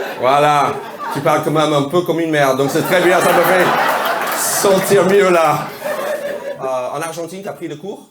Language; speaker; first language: French; non-native, fluent; English